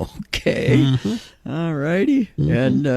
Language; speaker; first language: English; native; English